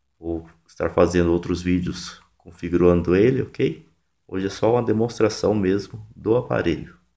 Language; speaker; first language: Portuguese; native; Portuguese